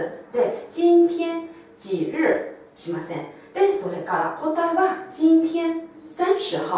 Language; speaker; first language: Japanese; non-native, local second language; Chinese